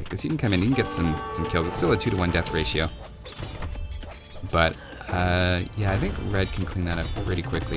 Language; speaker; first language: English; native; English